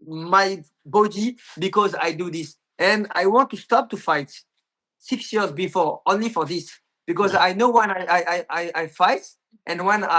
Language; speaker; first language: English; non-native, learner; French